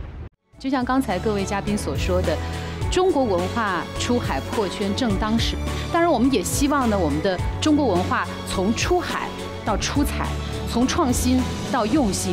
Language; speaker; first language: Chinese; native; Chinese